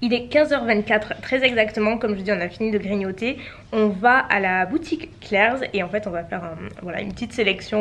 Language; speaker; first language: French; native; French